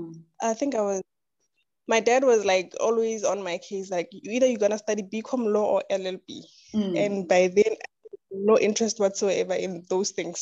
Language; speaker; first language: English; non-native, local second language; Tswana